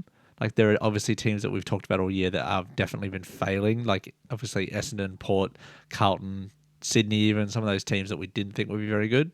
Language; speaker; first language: English; native; English